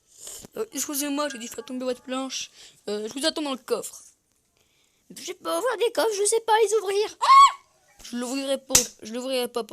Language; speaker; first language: French; native; French